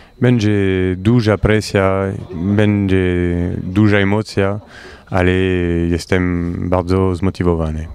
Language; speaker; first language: Polish; non-native, learner; French